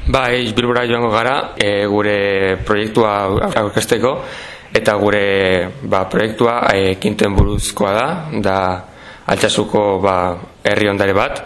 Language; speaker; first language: Basque; non-native, local second language; Spanish